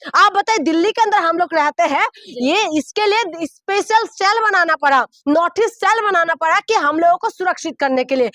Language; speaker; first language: Hindi; non-native, local second language; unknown